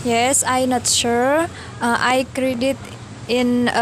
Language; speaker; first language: English; non-native, learner; Indonesian